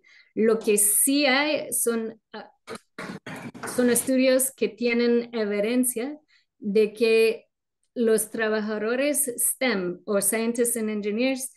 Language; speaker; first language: Spanish; non-native, fluent; English